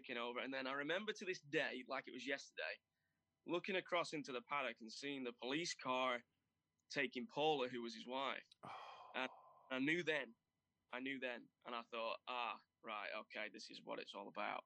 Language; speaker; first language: English; native; English